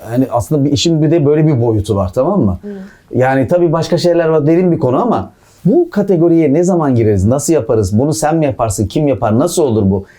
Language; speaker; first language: Turkish; native; Turkish